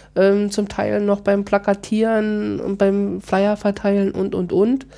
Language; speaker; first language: German; native; German